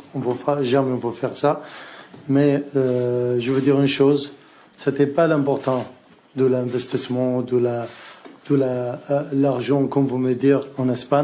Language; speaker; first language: French; non-native, learner; Arabic